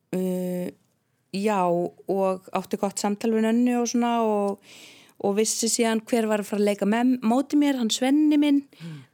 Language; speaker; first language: Icelandic; native; Icelandic